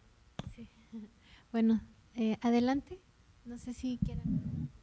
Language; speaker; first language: Spanish; native; Spanish